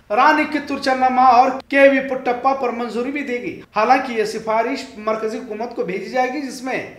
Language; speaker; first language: Hindi; non-native, local second language; Urdu